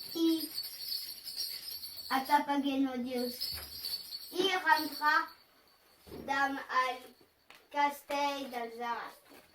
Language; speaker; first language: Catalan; non-native, local second language; French